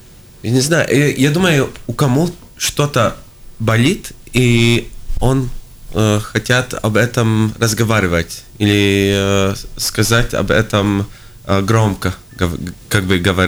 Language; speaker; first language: Russian; non-native, local second language; Latvian